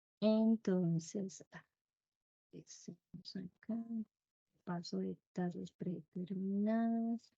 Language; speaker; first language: Spanish; native; Spanish